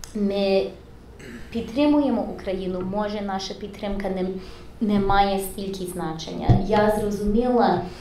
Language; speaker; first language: Ukrainian; early bilingual, heritage; English